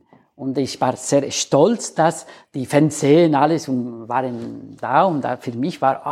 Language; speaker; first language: German; non-native, fluent; Spanish